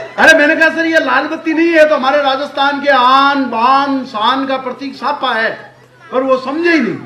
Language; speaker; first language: Hindi; non-native, local second language; Marwari